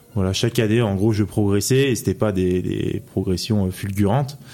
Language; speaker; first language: French; native; French